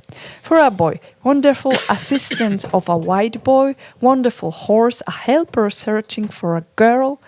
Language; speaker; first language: English; non-native, fluent; Polish